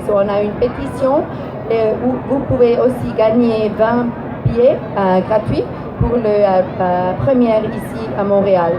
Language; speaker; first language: French; non-native, learner; English